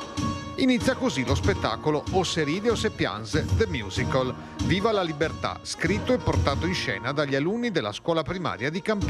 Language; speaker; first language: Italian; native; Italian